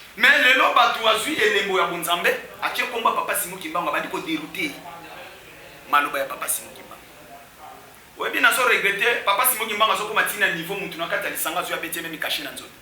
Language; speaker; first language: Lingala; non-native, local second language; Kongo